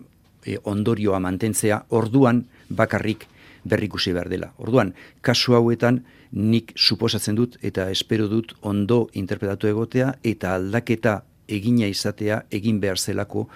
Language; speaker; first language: Basque; native; Basque